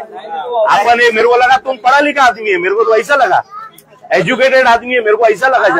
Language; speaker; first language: Hindi; non-native, local second language; Marathi